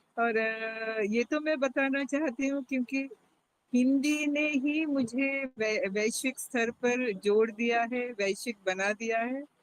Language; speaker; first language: Hindi; non-native, fluent; Sinhala